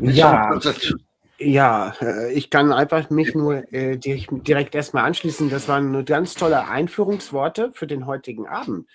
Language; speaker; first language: German; native; German